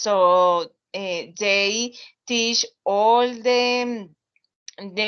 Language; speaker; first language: English; non-native, learner; Spanish